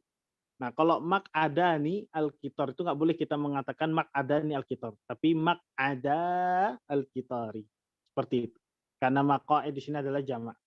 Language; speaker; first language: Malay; non-native, local second language; Indonesian